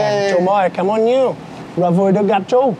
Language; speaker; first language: Vietnamese; non-native, fluent; English